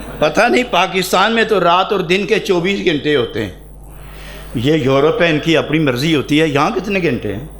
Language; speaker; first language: Urdu; non-native, local second language; Punjabi